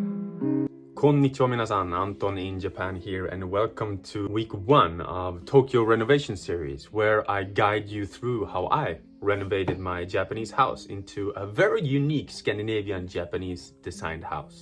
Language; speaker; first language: English; non-native, fluent; Swedish